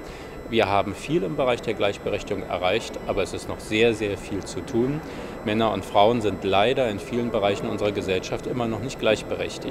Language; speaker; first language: German; native; German